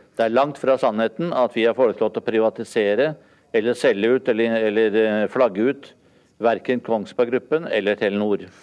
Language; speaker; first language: Norwegian; native; Norwegian